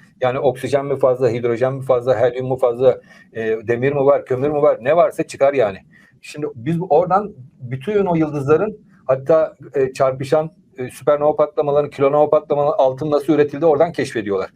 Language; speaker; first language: Turkish; native; Turkish